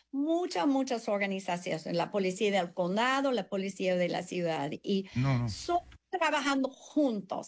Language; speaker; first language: Spanish; non-native, fluent; English